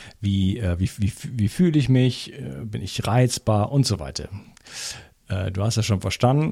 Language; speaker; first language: German; native; German